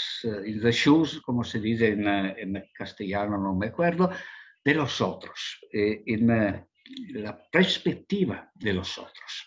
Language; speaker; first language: Spanish; non-native, fluent; Italian